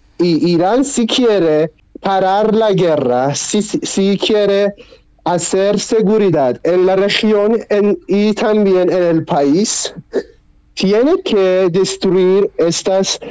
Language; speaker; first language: Spanish; non-native, learner; Persian